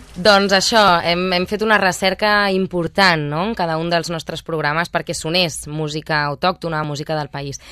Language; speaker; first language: Catalan; native; Catalan